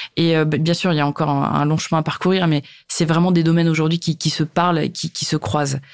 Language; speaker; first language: French; native; French